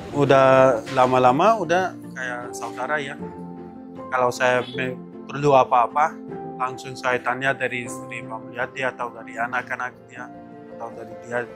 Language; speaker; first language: Indonesian; non-native, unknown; Persian